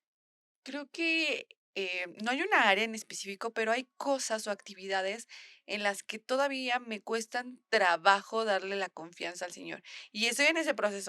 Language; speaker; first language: Spanish; native; Spanish